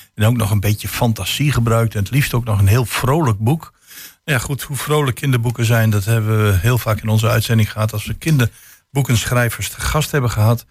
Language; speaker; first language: Dutch; native; Dutch